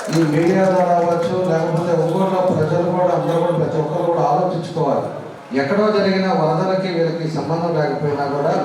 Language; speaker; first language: Telugu; native; Telugu